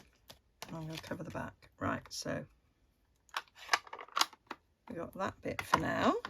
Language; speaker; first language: English; native; English